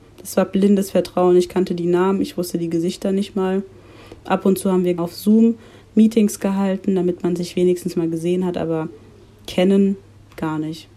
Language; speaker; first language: German; early bilingual, other home language; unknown